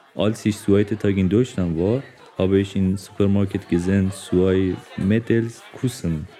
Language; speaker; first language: German; non-native, learner; Persian